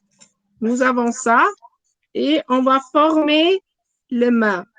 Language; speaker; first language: French; non-native, fluent; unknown